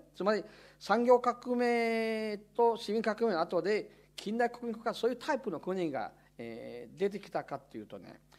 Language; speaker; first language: Japanese; non-native, fluent; Chinese